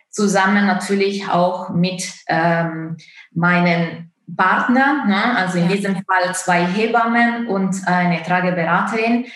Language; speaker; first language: German; non-native, fluent; Italian